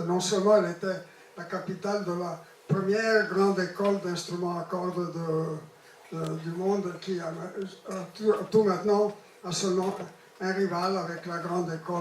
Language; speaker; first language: French; non-native, fluent; Italian